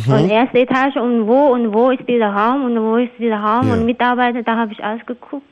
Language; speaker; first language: German; non-native, learner; Chinese